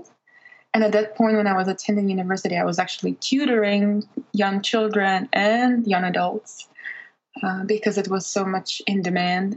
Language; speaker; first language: English; non-native, fluent; Russian